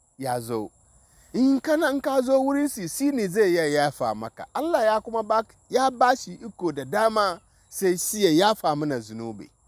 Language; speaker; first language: Hausa; non-native, local second language; Dyula